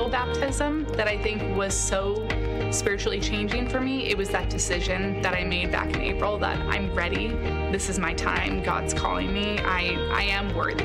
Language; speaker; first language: English; native; English